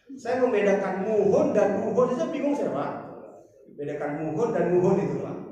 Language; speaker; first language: Indonesian; non-native, local second language; Batak Toba